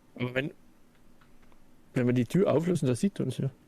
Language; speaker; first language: German; native; German